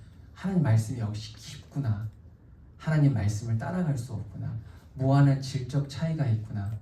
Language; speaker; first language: Korean; native; Korean